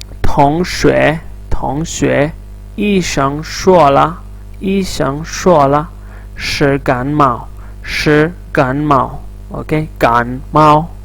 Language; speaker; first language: Chinese; non-native, fluent; Urdu